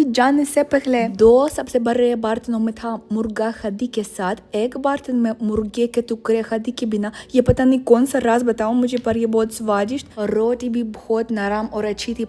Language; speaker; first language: Hindi; non-native, learner; Russian